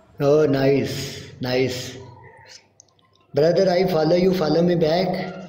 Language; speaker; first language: English; non-native, learner; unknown